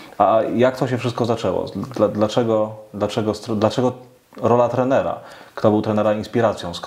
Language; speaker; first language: Polish; native; Polish